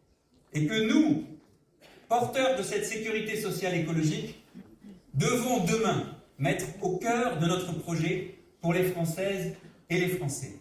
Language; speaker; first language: French; native; French